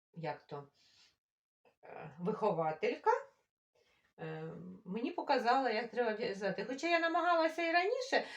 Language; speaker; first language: Ukrainian; non-native, local second language; Russian